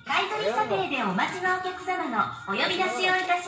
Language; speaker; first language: Japanese; native; Japanese